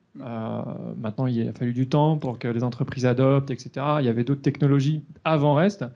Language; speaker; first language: French; native; French